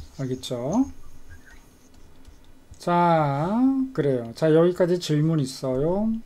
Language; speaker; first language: Korean; native; Korean